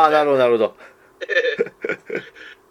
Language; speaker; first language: Japanese; native; Japanese